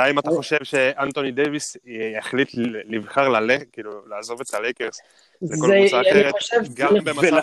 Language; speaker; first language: Hebrew; native; Hebrew